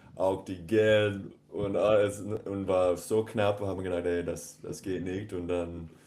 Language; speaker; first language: German; non-native, learner; English